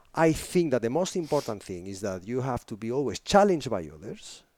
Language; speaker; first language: English; non-native, fluent; Spanish